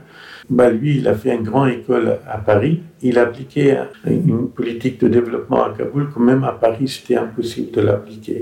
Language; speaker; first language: French; non-native, fluent; Persian